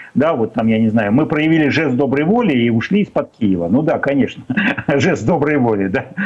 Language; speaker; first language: Russian; native; Russian